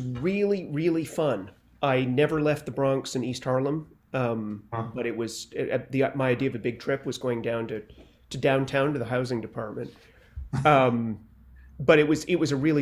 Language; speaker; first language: English; native; English